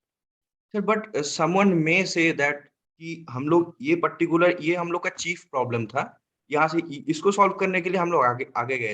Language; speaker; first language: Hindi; native; Hindi